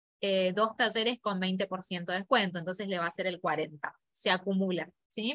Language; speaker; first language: Spanish; native; Spanish